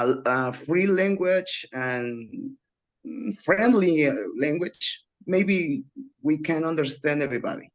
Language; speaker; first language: English; non-native, learner; Spanish